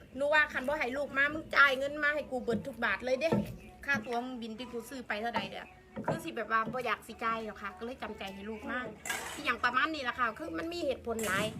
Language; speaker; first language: Thai; non-native, local second language; Northeastern Thai